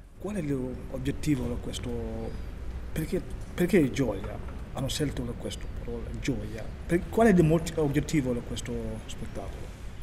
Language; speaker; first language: Italian; non-native, learner; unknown